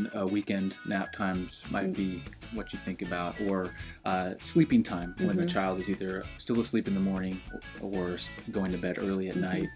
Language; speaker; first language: English; native; English